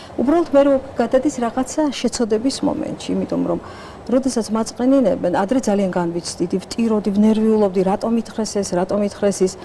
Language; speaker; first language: Georgian; native; Georgian